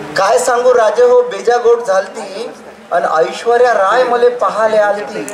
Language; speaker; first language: Marathi; native; Marathi